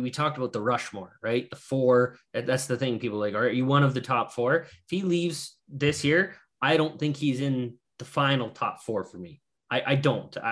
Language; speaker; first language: English; native; English